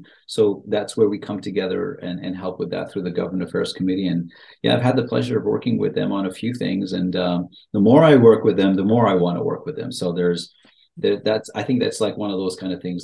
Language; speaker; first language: English; native; English